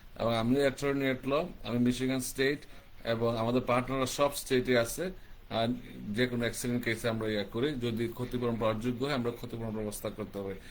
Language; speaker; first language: Bangla; early bilingual, heritage; Bangla